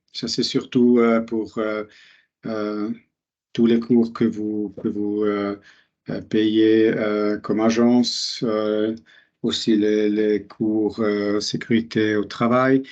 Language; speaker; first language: French; non-native, local second language; German